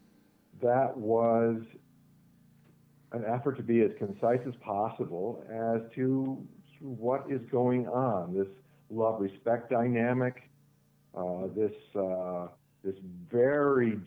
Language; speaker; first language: English; native; English